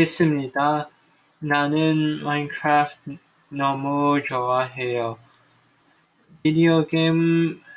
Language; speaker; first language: Korean; non-native, learner; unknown